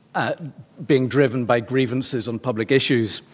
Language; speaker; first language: English; native; English